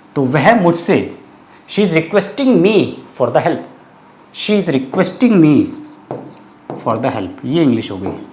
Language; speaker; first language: Hindi; native; Hindi